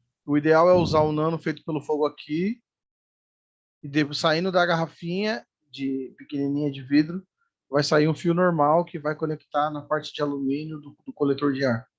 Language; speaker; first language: Portuguese; native; Portuguese